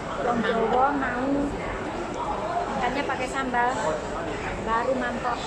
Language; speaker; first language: Indonesian; non-native, local second language; Javanese